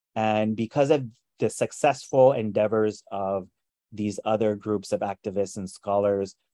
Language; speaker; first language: English; native; English